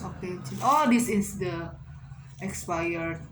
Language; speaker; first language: English; non-native, learner; Indonesian